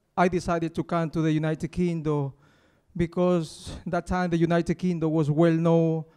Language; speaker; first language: English; non-native, fluent; Spanish